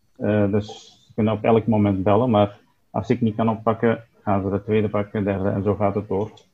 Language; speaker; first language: Dutch; non-native, fluent; Turkish